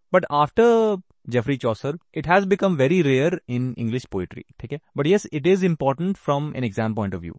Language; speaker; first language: English; non-native, local second language; Hindi